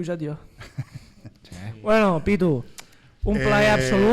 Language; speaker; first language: Catalan; native; Catalan